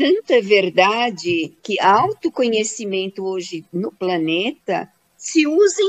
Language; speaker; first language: Portuguese; native; Portuguese